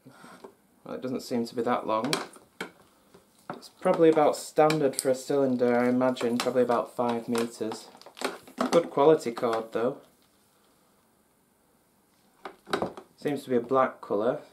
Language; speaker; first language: English; native; English